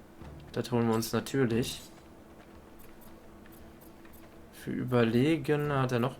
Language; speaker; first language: German; native; German